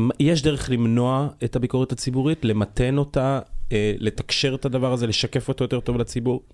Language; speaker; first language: Hebrew; native; Hebrew